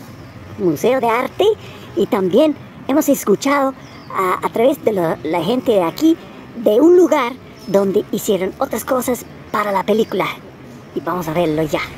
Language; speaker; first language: Spanish; non-native, learner; English